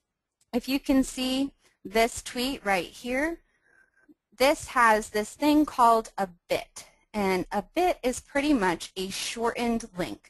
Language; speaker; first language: English; native; English